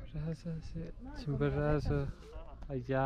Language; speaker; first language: Spanish; non-native, learner; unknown